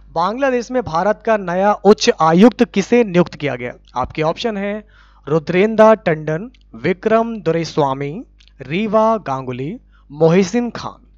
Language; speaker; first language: Hindi; native; Hindi